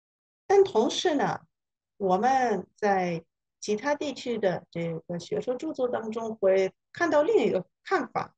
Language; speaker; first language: Chinese; non-native, fluent; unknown